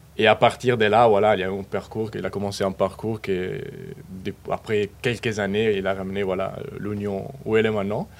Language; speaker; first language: French; non-native, fluent; Spanish